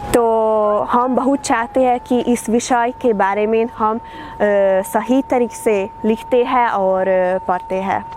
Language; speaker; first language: Hindi; non-native, learner; Hungarian